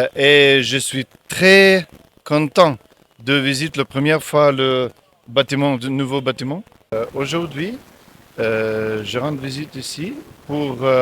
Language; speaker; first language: French; non-native, fluent; Ukrainian